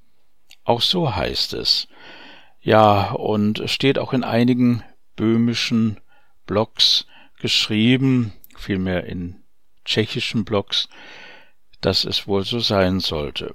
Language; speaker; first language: German; native; German